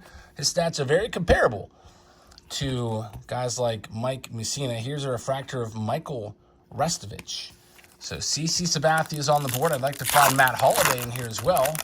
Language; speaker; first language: English; native; English